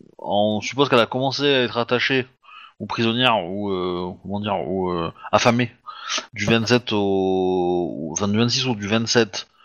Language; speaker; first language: French; native; French